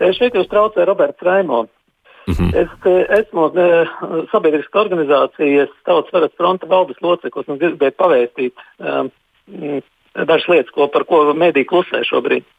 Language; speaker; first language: Latvian; native; Latvian